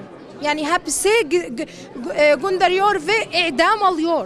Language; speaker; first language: Turkish; non-native, learner; Arabic